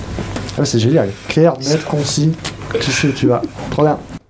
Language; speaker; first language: French; native; French